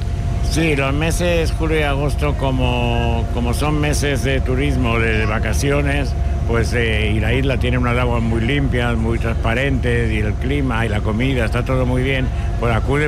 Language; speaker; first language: Spanish; native; Spanish